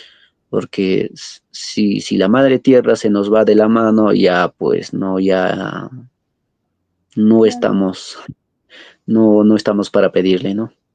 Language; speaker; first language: Spanish; non-native, local second language; Quechua